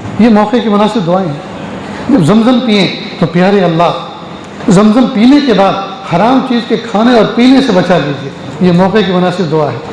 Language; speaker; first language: Urdu; native; Urdu